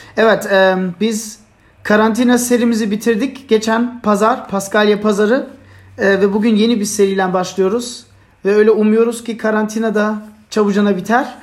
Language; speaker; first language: Turkish; non-native, fluent; German